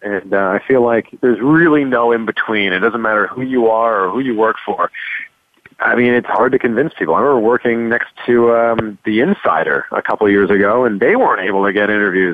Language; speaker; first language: English; native; English